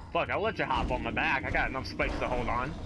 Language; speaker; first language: English; native; English